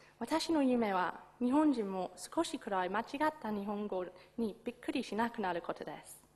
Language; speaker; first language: Japanese; non-native, fluent; English